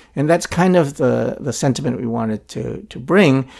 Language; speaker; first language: English; non-native, local second language; Filipino